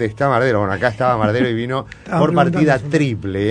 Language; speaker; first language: Spanish; native; Spanish